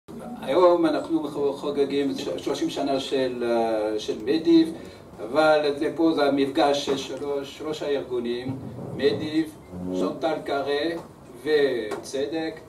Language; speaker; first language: Hebrew; early bilingual, other home language; French